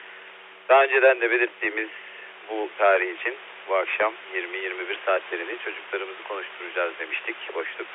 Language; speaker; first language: Turkish; native; Turkish